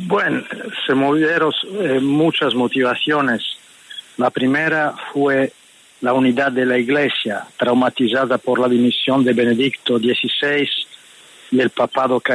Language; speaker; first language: Spanish; non-native, fluent; Italian